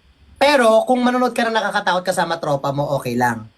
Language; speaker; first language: Filipino; native; Filipino